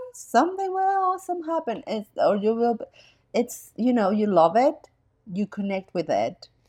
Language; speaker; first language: English; non-native, fluent; Spanish